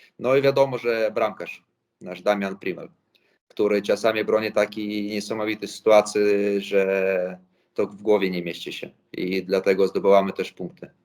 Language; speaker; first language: Polish; non-native, fluent; Latvian